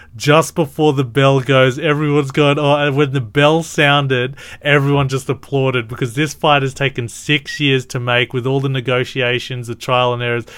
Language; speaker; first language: English; early bilingual, other home language; Filipino